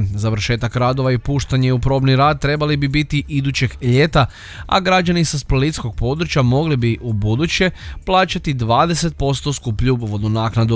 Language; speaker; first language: Croatian; native; Croatian